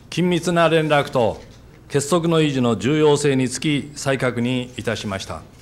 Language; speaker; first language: Japanese; native; Japanese